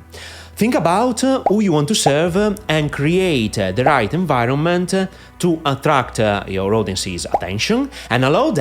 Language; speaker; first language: English; non-native, fluent; Italian